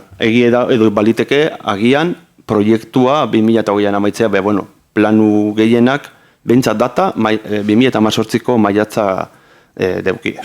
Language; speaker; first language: Basque; native; Basque